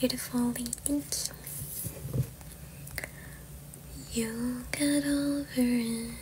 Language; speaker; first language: English; non-native, fluent; Georgian